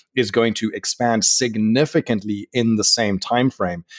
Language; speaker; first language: English; native; English